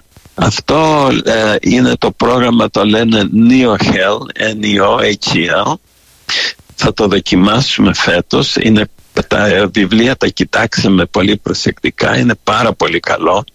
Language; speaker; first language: Greek; early bilingual, heritage; Greek